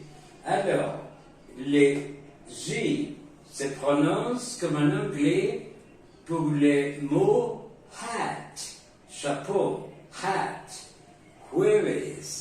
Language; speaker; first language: French; non-native, fluent; Spanish